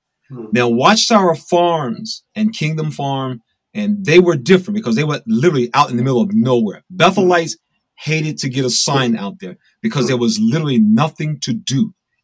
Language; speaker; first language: English; native; English